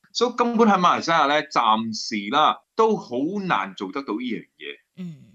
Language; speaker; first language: Cantonese; native; Cantonese